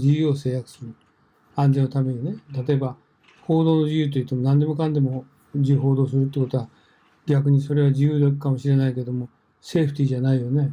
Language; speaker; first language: Japanese; native; Japanese